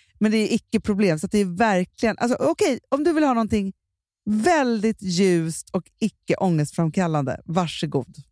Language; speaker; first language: Swedish; native; Swedish